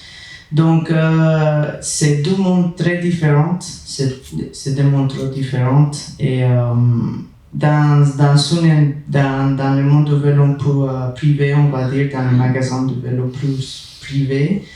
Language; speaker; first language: French; non-native, fluent; Spanish